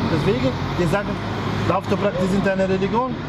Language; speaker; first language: German; non-native, learner; Arabic